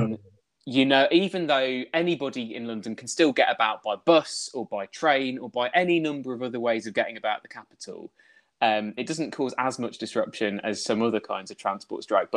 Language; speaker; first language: English; native; English